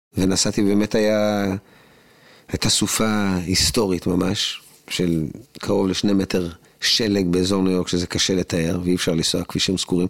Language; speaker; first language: Hebrew; native; Hebrew